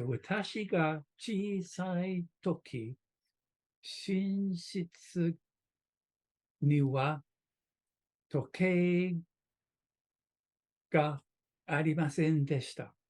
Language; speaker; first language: Japanese; non-native, learner; English